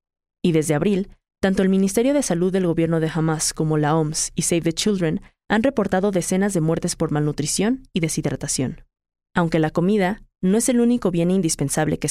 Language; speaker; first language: Spanish; native; Spanish